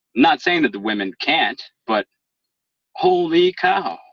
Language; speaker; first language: English; native; English